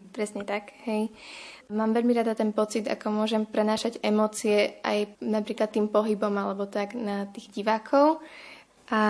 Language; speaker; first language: Slovak; native; Slovak